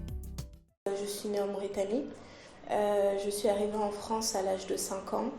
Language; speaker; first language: French; early bilingual, other home language; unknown